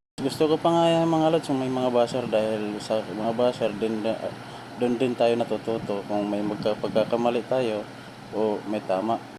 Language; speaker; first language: Filipino; non-native, local second language; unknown